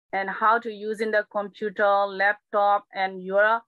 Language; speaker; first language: English; non-native, learner; Burmese